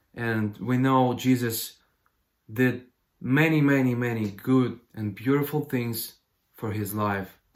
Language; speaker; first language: English; non-native, fluent; Ukrainian